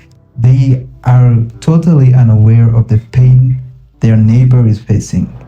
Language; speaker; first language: English; non-native, local second language; Kinyarwanda